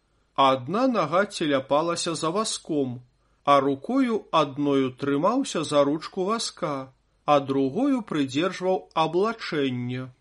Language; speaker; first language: Belarusian; native; Belarusian